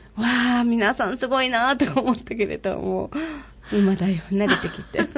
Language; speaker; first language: Japanese; non-native, fluent; Mongolian